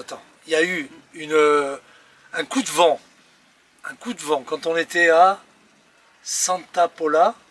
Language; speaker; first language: French; native; French